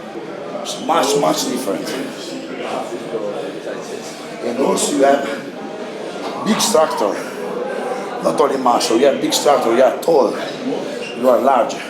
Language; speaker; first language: English; non-native, learner; Italian